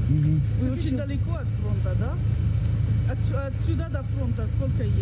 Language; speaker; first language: Russian; non-native, learner; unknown